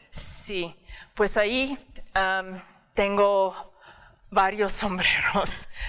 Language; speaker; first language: Spanish; early bilingual, heritage; English